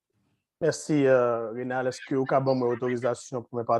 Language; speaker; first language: French; non-native, local second language; Haitian Creole